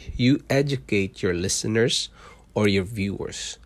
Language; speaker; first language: English; non-native, local second language; Cebuano